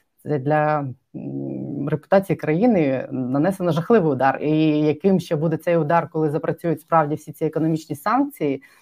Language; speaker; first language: Ukrainian; native; Ukrainian